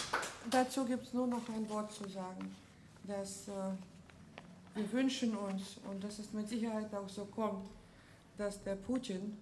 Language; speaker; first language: German; non-native, fluent; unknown